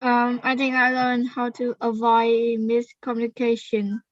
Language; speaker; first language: English; non-native, learner; Vietnamese